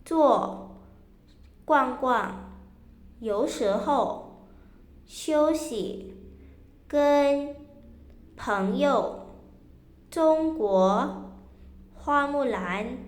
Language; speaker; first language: Chinese; non-native, fluent; Indonesian